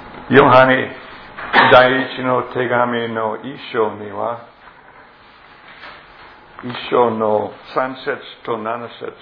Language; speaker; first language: Japanese; non-native, fluent; English